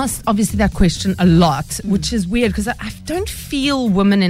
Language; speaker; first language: English; native; English